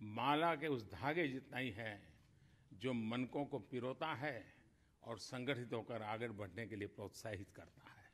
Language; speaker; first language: Hindi; native; Hindi